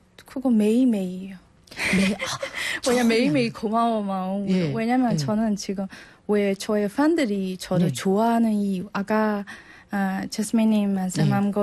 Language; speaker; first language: Korean; non-native, learner; Burmese